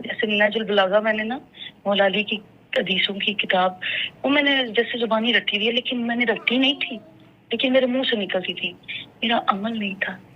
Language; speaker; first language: Urdu; native; Urdu